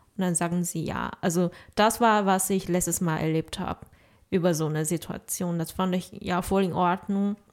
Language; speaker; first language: German; non-native, fluent; Chinese